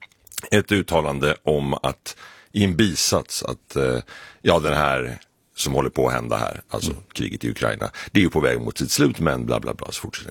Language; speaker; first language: Swedish; native; Swedish